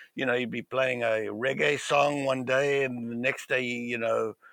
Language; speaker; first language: English; native; English